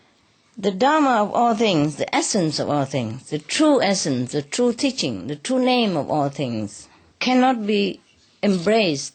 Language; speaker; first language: English; non-native, fluent; Vietnamese